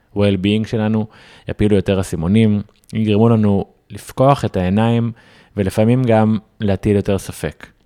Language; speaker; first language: Hebrew; native; Hebrew